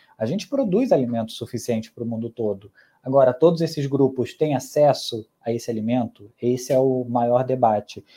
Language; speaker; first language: Portuguese; early bilingual, other home language; Spanish